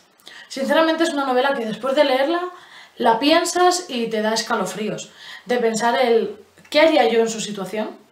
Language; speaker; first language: Spanish; native; Spanish